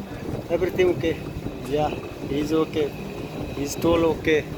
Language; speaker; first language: English; non-native, learner; Nepali